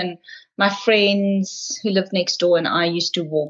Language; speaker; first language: English; native; English